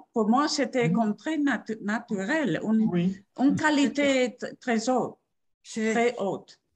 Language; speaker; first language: French; non-native, fluent; Spanish